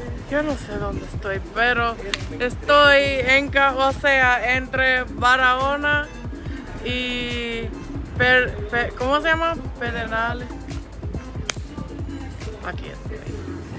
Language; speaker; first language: Spanish; non-native, fluent; English